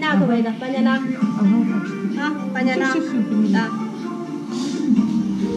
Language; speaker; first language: Russian; non-native, learner; Chinese